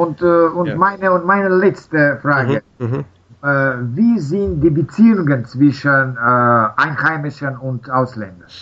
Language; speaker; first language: German; non-native, learner; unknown